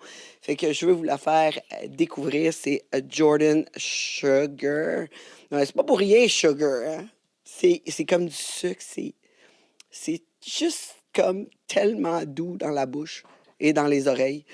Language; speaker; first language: French; native; French